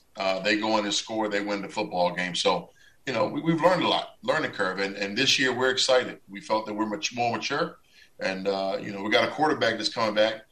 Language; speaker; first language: English; native; English